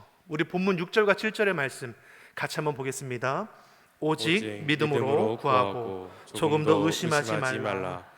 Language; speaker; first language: Korean; native; Korean